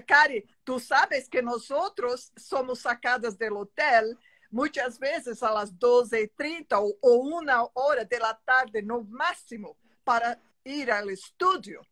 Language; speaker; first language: Spanish; non-native, learner; Portuguese